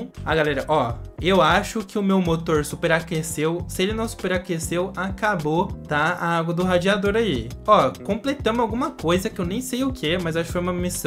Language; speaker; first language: Portuguese; native; Portuguese